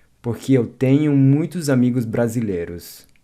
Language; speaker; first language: Portuguese; non-native, fluent; English